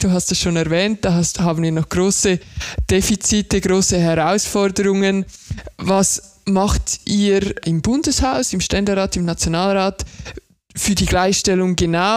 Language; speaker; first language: German; native; German